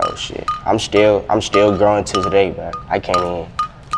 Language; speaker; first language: English; native; English